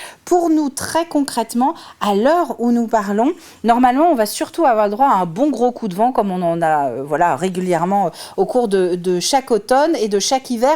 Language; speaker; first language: French; native; French